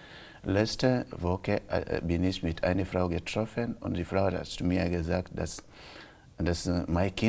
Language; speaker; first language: German; non-native, local second language; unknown